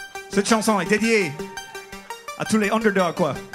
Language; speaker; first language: French; non-native, fluent; English